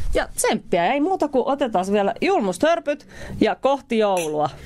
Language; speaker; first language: Finnish; native; Finnish